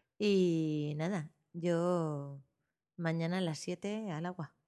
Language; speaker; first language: Spanish; native; Spanish